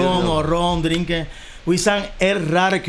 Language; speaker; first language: Dutch; non-native, learner; Spanish